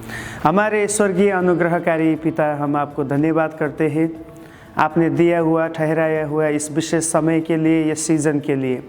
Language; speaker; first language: Hindi; non-native, local second language; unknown